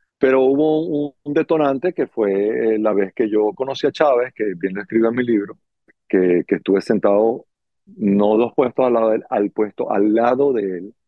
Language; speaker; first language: Spanish; native; Spanish